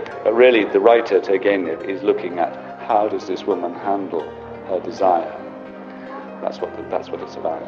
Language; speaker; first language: English; native; English